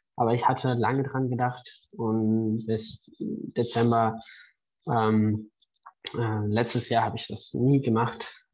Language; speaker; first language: German; non-native, fluent; Spanish